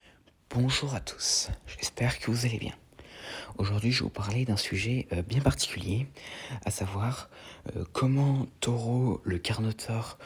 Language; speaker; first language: French; native; French